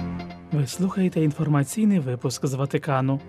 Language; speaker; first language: Ukrainian; native; Ukrainian